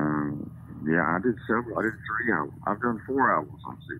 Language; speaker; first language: English; native; English